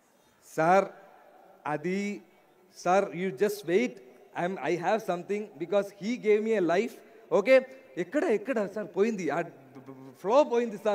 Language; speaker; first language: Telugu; non-native, learner; Malayalam